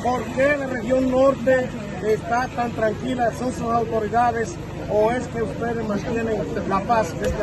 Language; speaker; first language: Spanish; native; Spanish